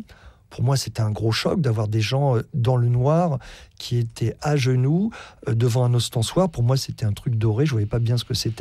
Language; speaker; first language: French; native; French